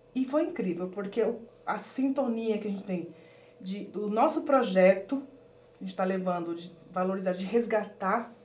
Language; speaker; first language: Portuguese; early bilingual, heritage; Spanish